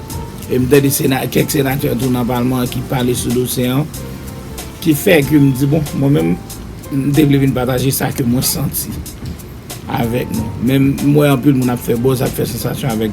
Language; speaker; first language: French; non-native, local second language; Haitian Creole